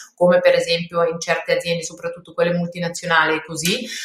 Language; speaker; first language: Italian; non-native, fluent; German